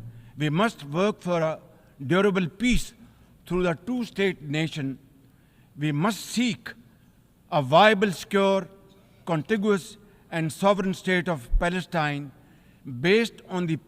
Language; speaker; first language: English; non-native, local second language; Urdu